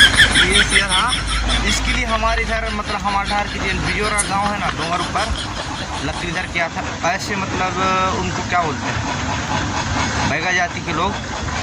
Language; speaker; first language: Hindi; non-native, local second language; Chhattisgarhi